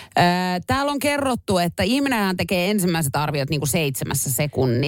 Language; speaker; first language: Finnish; native; Finnish